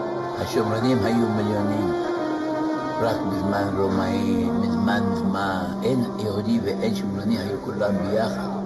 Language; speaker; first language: Hebrew; non-native, local second language; Arabic